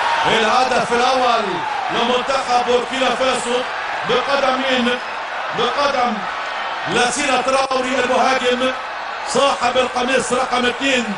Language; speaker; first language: Arabic; native; Arabic